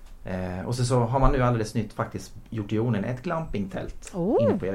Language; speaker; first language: Swedish; native; Swedish